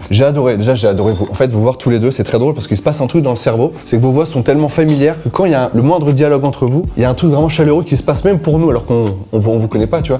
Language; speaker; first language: French; native; French